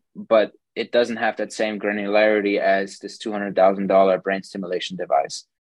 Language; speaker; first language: English; non-native, fluent; German